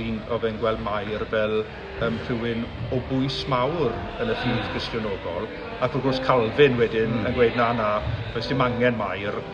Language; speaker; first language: Welsh; native; Welsh